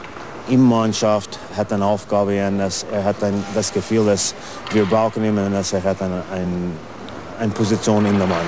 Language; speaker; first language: German; non-native, learner; English